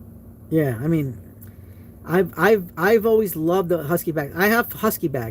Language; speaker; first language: English; native; English